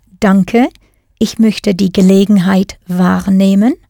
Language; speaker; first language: German; non-native, fluent; English